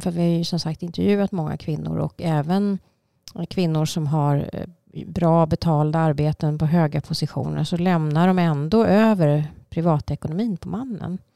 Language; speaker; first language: Swedish; native; Swedish